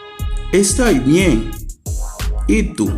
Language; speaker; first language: Spanish; non-native, fluent; Haitian Creole